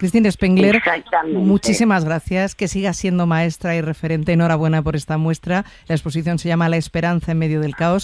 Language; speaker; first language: Spanish; native; Spanish